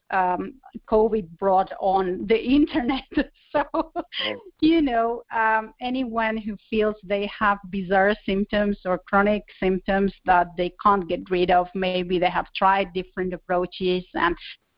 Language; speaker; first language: English; non-native, fluent; Spanish